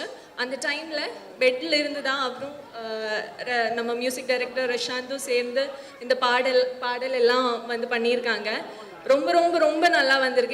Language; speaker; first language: Tamil; non-native, fluent; Malayalam